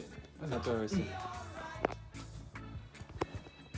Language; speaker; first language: French; native; French